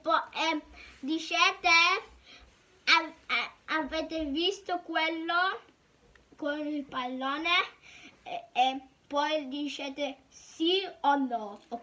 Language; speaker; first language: Italian; early bilingual, heritage; Italian